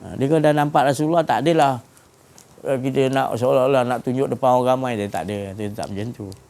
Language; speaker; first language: Malay; native; Malay